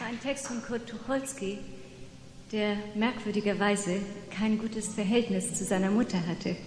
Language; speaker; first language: German; native; German